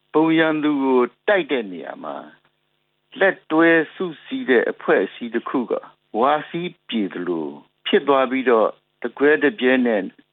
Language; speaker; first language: Burmese; non-native, local second language; S'gaw Karen